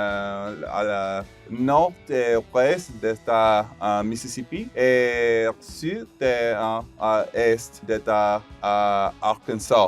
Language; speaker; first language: French; non-native, local second language; English